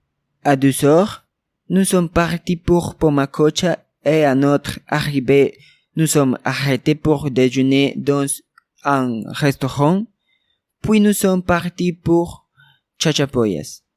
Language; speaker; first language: French; non-native, learner; Spanish